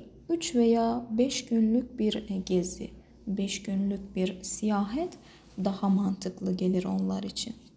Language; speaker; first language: Turkish; non-native, fluent; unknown